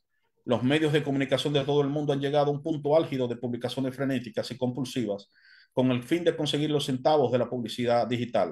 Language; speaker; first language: Spanish; native; Spanish